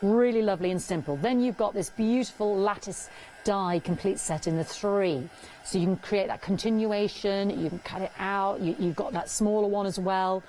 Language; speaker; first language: English; native; English